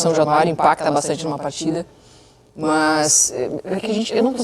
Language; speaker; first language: Portuguese; native; Portuguese